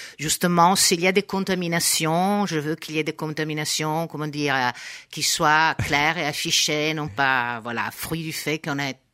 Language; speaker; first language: French; non-native, fluent; Italian